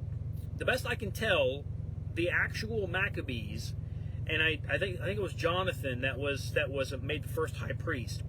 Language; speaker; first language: English; native; English